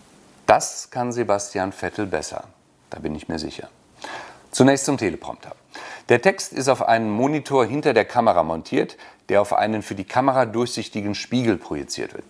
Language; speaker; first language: German; native; German